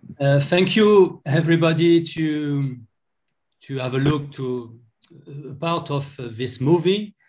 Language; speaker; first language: English; non-native, learner; French